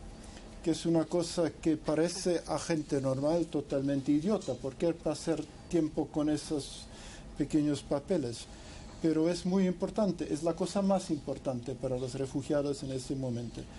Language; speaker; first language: Spanish; non-native, fluent; English